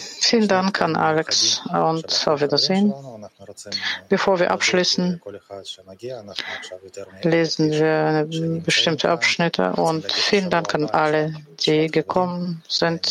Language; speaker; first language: German; non-native, fluent; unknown